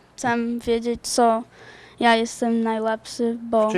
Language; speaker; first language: Polish; early bilingual, other home language; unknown